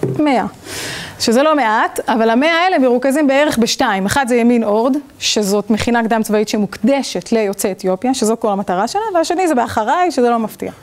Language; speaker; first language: Hebrew; native; Hebrew